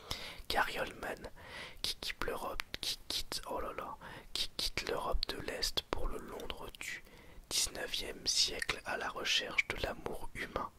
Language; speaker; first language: French; native; French